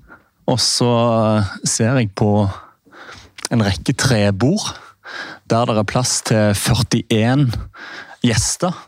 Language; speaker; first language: Norwegian; native; Norwegian